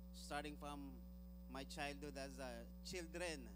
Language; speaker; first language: English; non-native, local second language; Filipino